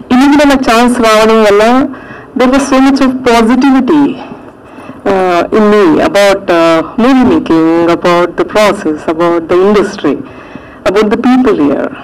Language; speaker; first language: Telugu; native; Telugu